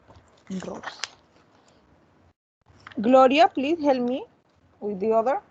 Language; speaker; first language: English; non-native, learner; Spanish